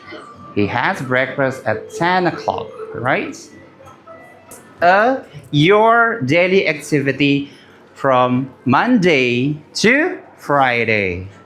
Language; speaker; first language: English; non-native, learner; Indonesian